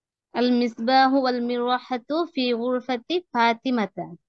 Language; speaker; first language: Arabic; non-native, learner; Bangla